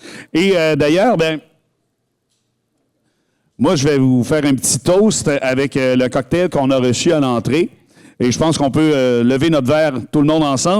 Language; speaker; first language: French; native; French